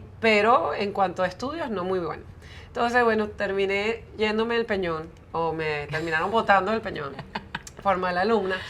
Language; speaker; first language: Spanish; early bilingual, heritage; Spanish